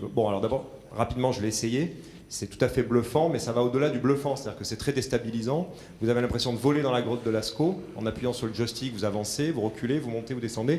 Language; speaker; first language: French; native; French